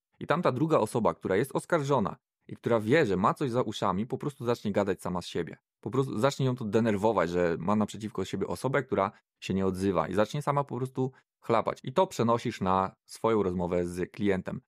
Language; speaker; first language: Polish; native; Polish